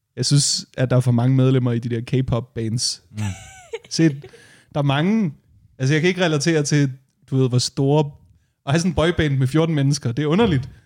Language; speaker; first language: Danish; native; Danish